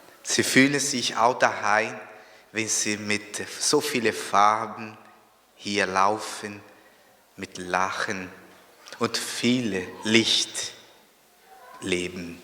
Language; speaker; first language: German; non-native, fluent; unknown